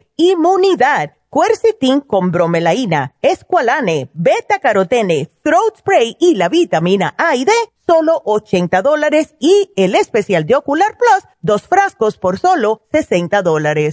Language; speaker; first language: Spanish; native; Spanish